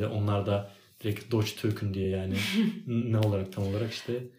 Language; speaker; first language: Turkish; native; Turkish